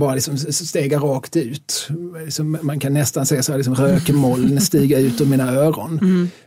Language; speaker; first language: Swedish; native; Swedish